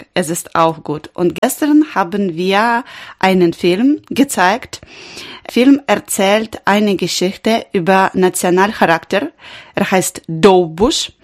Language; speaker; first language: German; non-native, learner; Ukrainian